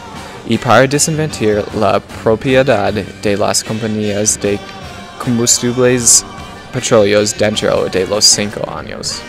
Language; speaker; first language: Spanish; non-native, learner; English